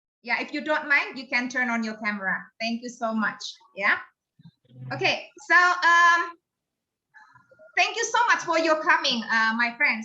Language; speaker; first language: English; non-native, fluent; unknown